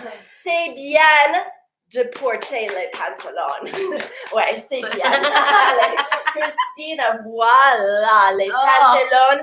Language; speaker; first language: French; non-native, learner; English